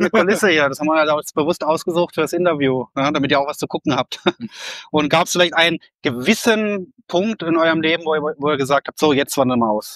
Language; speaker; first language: German; native; German